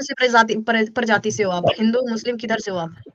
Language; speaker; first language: Hindi; native; Hindi